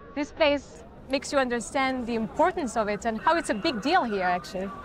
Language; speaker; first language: English; non-native, fluent; Arabic